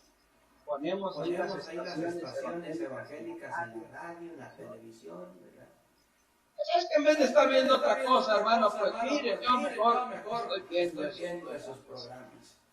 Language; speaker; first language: Spanish; native; Spanish